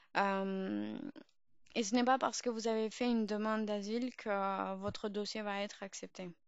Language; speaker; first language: French; early bilingual, other home language; Urdu